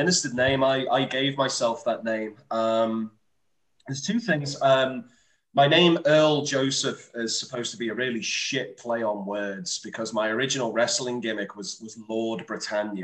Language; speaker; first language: English; native; English